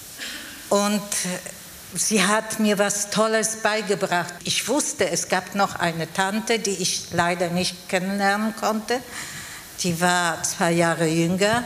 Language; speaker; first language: German; non-native, fluent; Polish